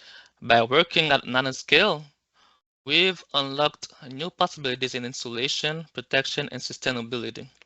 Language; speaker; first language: English; non-native, local second language; French